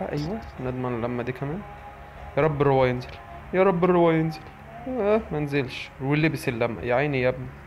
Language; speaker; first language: Arabic; native; Arabic